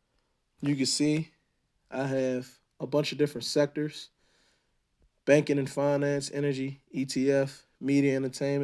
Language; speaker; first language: English; native; English